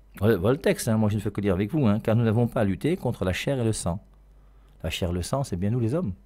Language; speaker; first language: French; native; French